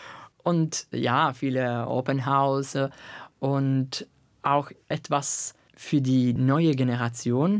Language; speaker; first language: German; non-native, fluent; Italian